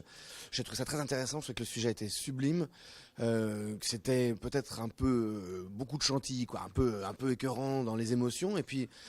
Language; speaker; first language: French; native; French